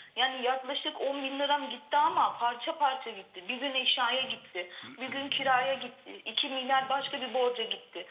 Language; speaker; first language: Turkish; native; Turkish